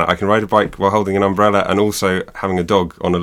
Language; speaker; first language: English; native; English